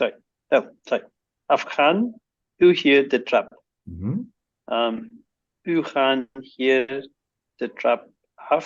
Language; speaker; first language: Dutch; non-native, learner; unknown